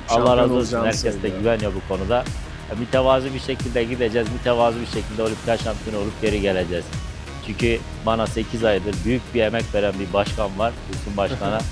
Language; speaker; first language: Turkish; native; Turkish